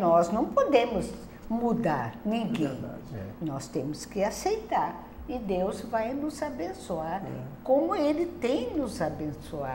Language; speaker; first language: Portuguese; non-native, local second language; German